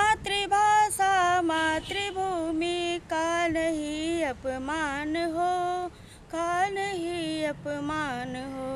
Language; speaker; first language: Hindi; native; Hindi